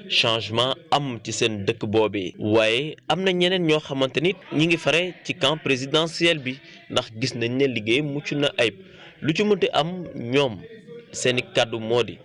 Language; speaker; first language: Wolof; non-native, fluent; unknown